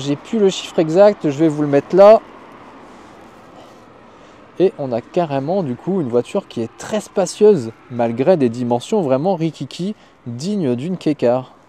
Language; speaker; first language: French; native; French